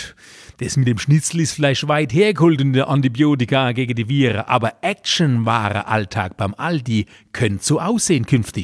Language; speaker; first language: German; native; German